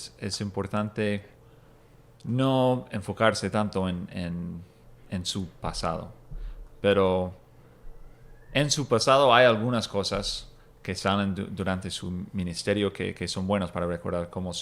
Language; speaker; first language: Spanish; non-native, fluent; English